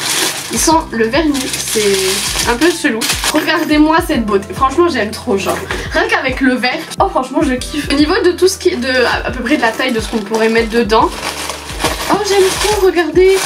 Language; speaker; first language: French; native; French